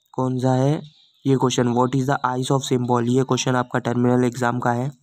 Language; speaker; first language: Hindi; native; Hindi